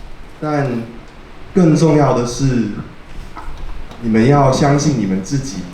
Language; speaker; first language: Chinese; early bilingual, heritage; Chinese